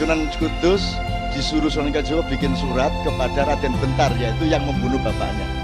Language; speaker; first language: Indonesian; non-native, local second language; Javanese